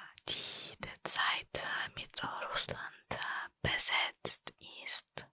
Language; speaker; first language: German; non-native, fluent; Russian